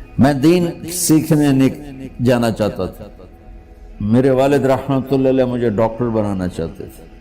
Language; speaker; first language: Urdu; non-native, local second language; Punjabi